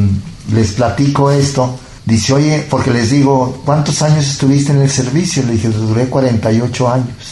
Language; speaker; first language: Spanish; native; Spanish